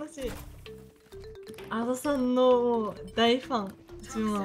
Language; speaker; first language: Japanese; early bilingual, heritage; Japanese